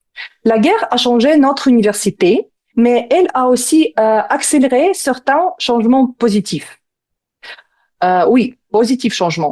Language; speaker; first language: French; non-native, fluent; Ukrainian